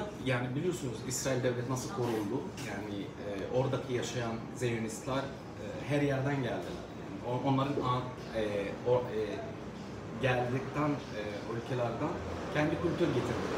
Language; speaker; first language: Turkish; non-native, fluent; Arabic